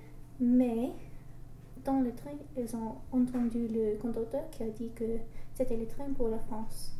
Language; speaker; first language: French; non-native, learner; English